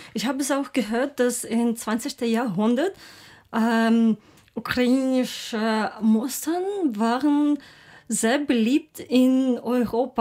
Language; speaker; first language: German; non-native, learner; Ukrainian